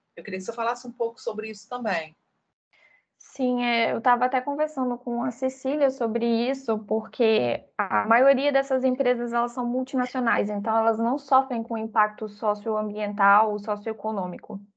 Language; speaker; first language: Portuguese; native; Portuguese